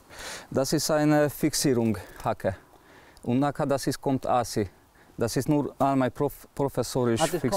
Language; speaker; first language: German; non-native, learner; Hungarian